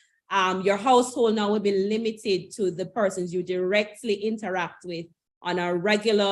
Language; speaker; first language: English; native; English